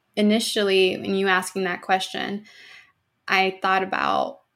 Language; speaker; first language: English; native; English